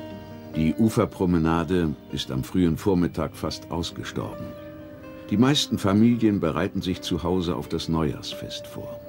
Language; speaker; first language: German; native; German